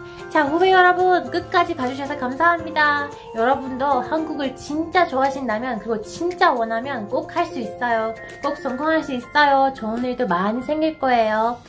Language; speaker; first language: Korean; non-native, fluent; Persian